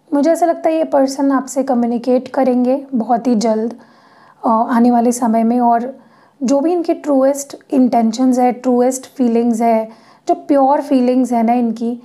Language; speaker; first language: Hindi; non-native, local second language; Marathi